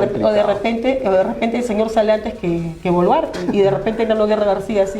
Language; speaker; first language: Spanish; native; Spanish